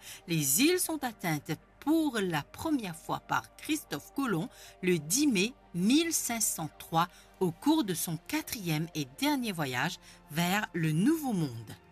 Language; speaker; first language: French; non-native, local second language; Morisyen